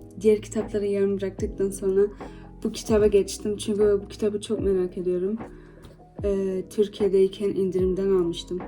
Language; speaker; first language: Turkish; early bilingual, heritage; Turkish